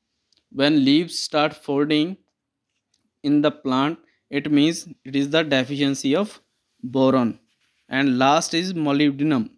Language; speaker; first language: English; non-native, local second language; Punjabi